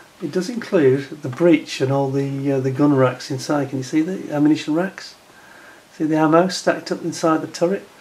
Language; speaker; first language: English; native; English